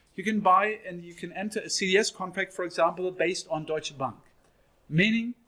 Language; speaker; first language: English; non-native, fluent; German